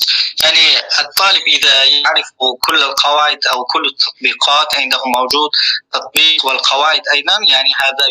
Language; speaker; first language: Arabic; non-native, fluent; Uzbek